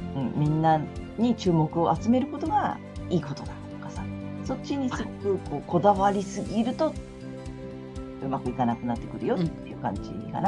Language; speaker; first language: Japanese; native; Japanese